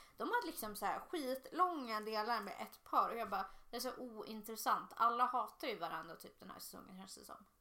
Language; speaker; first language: Swedish; native; Swedish